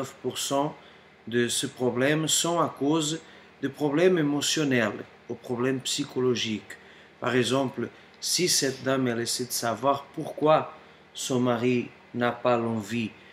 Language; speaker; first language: French; non-native, fluent; Portuguese